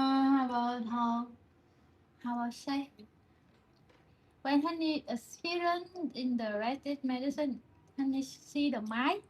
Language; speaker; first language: English; non-native, learner; Vietnamese